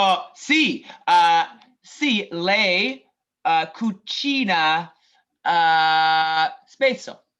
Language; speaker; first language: Italian; non-native, learner; English